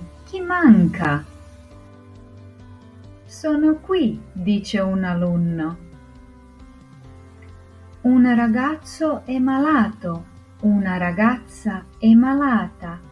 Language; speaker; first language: Italian; non-native, fluent; Croatian